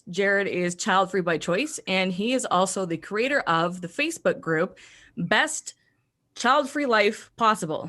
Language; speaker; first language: English; native; English